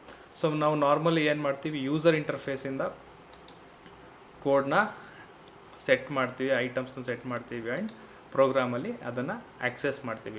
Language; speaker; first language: Kannada; native; Kannada